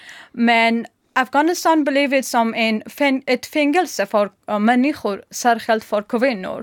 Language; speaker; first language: Swedish; non-native, learner; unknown